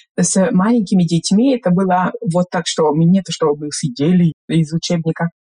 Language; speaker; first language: Russian; non-native, fluent; Hungarian